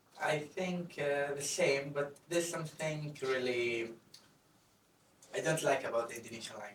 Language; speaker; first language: English; non-native, fluent; Arabic